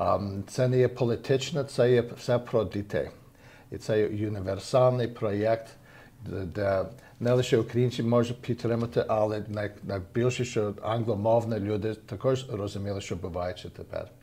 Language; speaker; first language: Ukrainian; early bilingual, heritage; Ukrainian